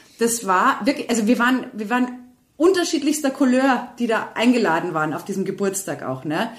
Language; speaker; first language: German; native; German